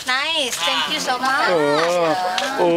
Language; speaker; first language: English; non-native, learner; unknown